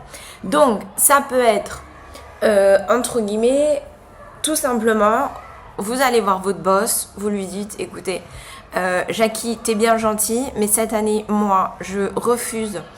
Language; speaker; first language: French; native; French